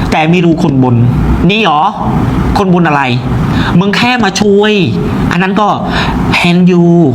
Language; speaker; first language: Thai; non-native, fluent; Khmer